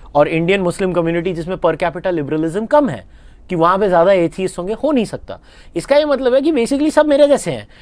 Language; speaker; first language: Hindi; native; Hindi